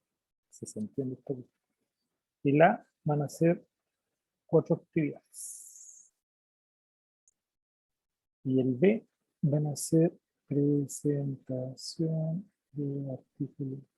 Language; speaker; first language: Spanish; native; Spanish